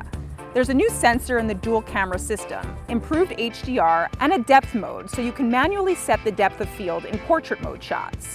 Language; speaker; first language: English; native; English